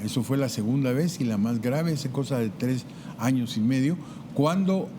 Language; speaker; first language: Spanish; native; Spanish